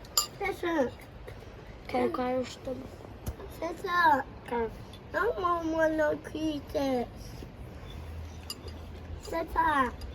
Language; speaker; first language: Lithuanian; early bilingual, heritage; Lithuanian